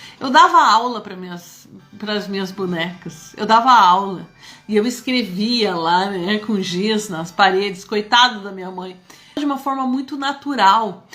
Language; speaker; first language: Portuguese; early bilingual, other home language; Spanish